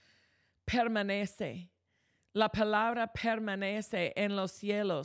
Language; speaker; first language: Spanish; non-native, fluent; English